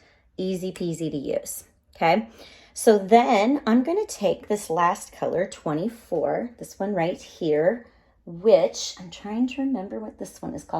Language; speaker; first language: English; native; English